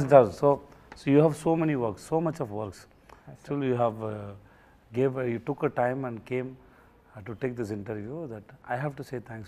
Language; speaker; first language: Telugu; non-native, learner; Tamil